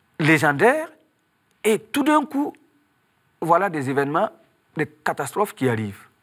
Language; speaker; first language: French; non-native, local second language; Mossi